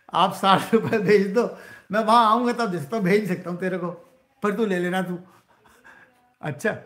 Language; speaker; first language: Hindi; native; Hindi